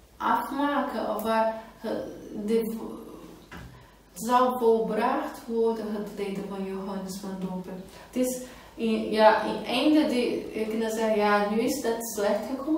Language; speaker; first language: Dutch; non-native, fluent; Portuguese